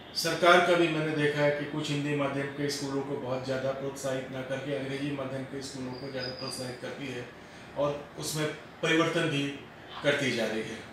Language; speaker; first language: Hindi; native; Hindi